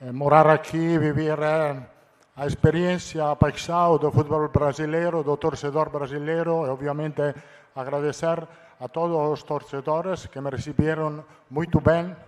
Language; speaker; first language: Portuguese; non-native, learner; Italian